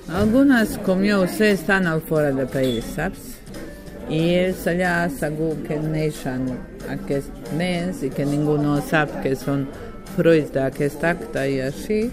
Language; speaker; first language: Catalan; non-native, fluent; Bosnian